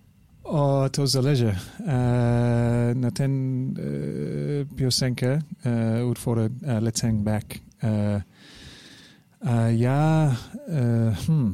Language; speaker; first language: Polish; non-native, learner; English